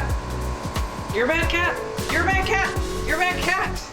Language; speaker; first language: English; native; English